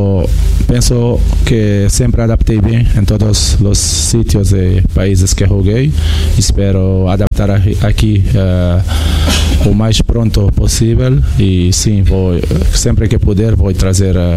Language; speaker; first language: Spanish; non-native, learner; Portuguese